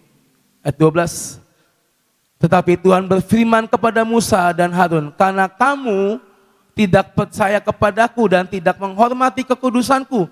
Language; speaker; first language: Indonesian; native; Indonesian